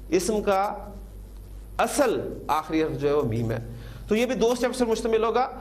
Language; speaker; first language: Urdu; native; Urdu